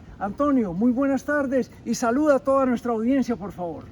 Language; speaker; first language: Spanish; native; Spanish